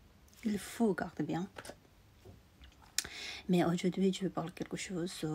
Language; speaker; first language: French; non-native, learner; Tibetan